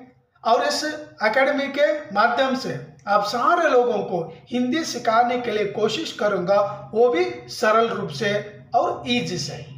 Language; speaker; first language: Hindi; non-native, local second language; Kannada